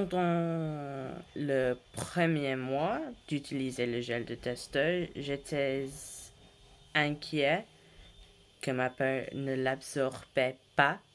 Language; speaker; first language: French; non-native, learner; English